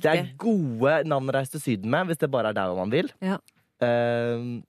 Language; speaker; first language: Norwegian; native; Norwegian